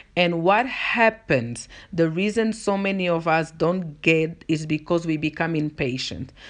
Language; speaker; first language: English; non-native, fluent; Portuguese